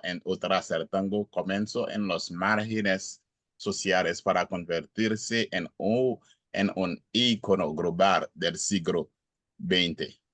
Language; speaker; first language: Spanish; non-native, learner; Haitian Creole